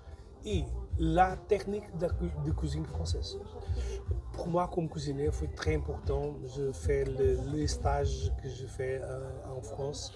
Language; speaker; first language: French; non-native, learner; Portuguese